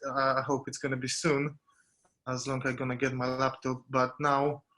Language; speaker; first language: English; non-native, fluent; Polish